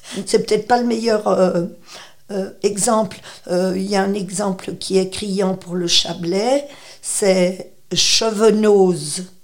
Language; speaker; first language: French; native; French